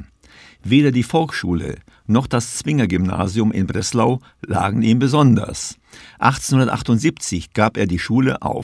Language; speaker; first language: German; native; German